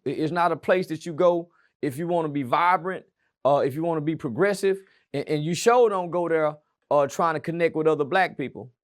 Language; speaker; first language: English; native; English